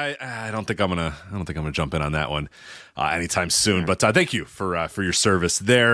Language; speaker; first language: English; native; English